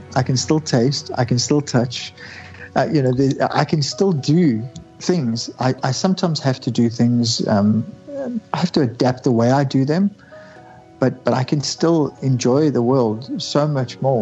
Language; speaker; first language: English; native; English